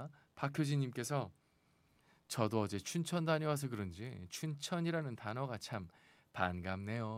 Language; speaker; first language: Korean; native; Korean